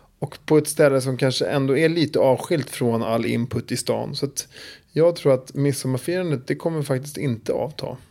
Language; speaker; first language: Swedish; native; Swedish